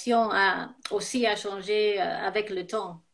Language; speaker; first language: French; non-native, fluent; English